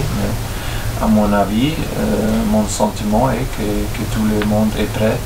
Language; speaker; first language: French; non-native, fluent; German